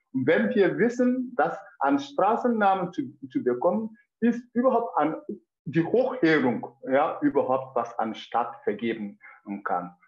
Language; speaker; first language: German; non-native, fluent; Mossi